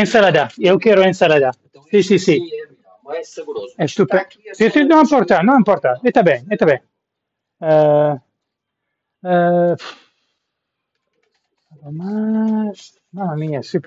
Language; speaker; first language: Portuguese; non-native, learner; English